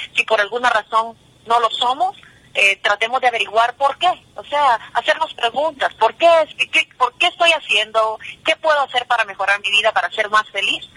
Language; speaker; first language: Spanish; early bilingual, heritage; Spanish